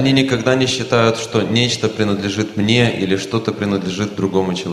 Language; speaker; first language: Russian; native; Russian